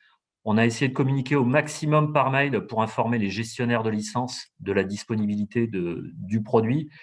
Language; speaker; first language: French; native; French